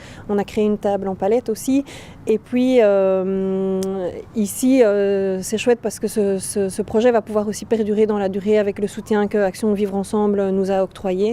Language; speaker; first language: French; native; French